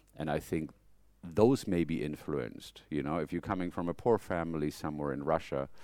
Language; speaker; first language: English; non-native, fluent; German